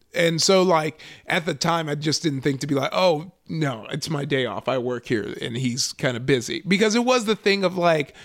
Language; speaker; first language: English; native; English